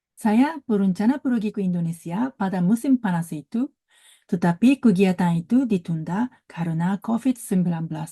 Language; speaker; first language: Indonesian; non-native, learner; Japanese